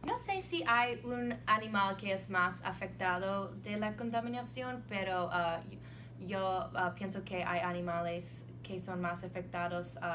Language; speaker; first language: Spanish; non-native, learner; English